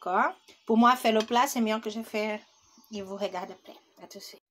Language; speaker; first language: French; non-native, learner; Portuguese